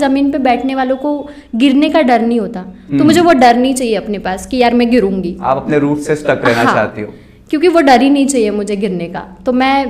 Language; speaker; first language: Hindi; non-native, local second language; Marathi